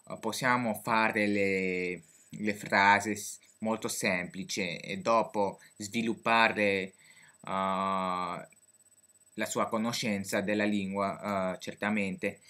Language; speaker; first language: Italian; non-native, fluent; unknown